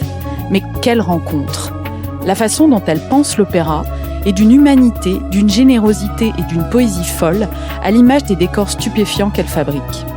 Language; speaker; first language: French; native; French